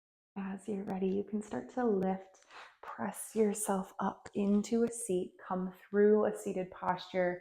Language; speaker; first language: English; native; English